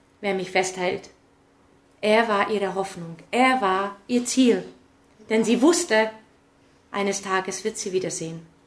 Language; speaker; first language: German; early bilingual, other home language; Czech